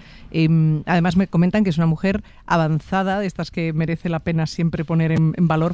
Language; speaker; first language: Spanish; native; Spanish